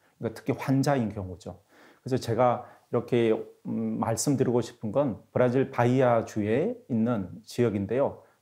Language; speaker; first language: Korean; native; Korean